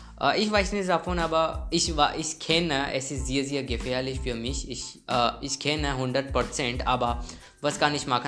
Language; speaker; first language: German; non-native, learner; Hindi